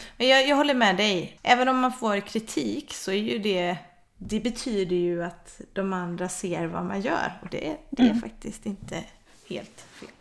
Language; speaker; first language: Swedish; native; Swedish